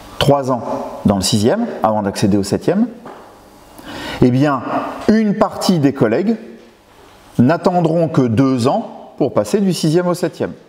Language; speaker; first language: French; native; French